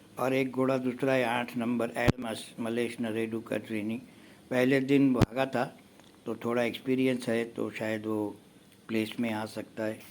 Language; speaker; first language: Hindi; non-native, local second language; Gujarati